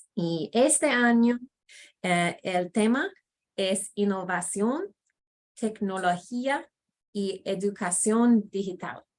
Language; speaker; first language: Spanish; non-native, fluent; English